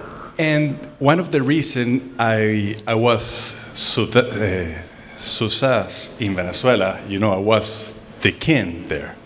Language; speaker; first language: English; non-native, fluent; Spanish